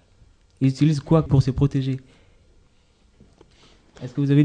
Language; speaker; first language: French; native; French